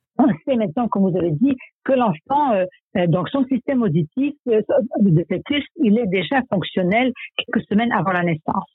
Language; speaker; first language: French; non-native, fluent; Serbian